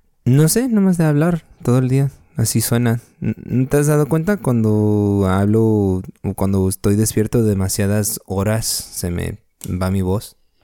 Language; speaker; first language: Spanish; early bilingual, other home language; English